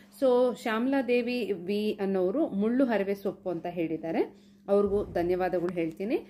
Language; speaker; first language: Kannada; non-native, local second language; Telugu